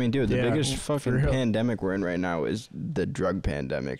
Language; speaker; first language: English; native; English